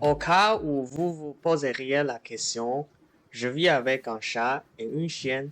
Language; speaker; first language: French; non-native, learner; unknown